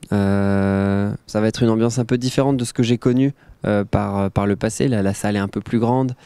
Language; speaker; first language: French; native; French